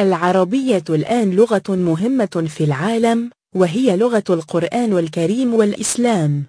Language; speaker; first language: Arabic; non-native, fluent; Indonesian